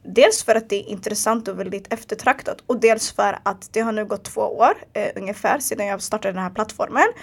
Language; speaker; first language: Swedish; early bilingual, other home language; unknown